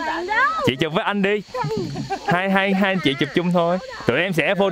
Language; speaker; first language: Vietnamese; native; Vietnamese